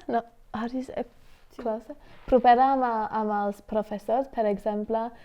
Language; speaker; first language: Catalan; non-native, fluent; English